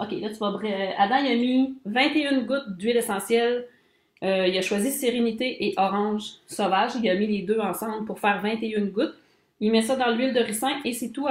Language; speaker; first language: French; native; French